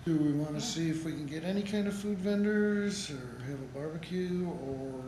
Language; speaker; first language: English; native; English